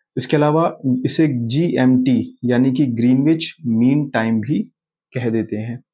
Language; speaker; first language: Hindi; native; Hindi